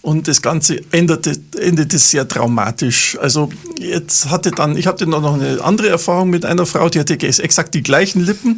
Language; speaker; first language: German; native; German